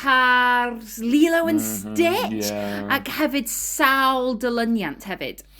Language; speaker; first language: Welsh; non-native, learner; English